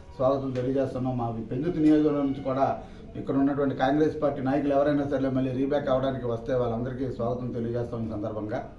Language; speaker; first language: Telugu; native; Telugu